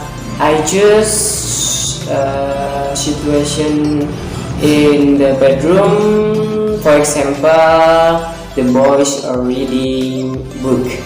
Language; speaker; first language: English; non-native, learner; Indonesian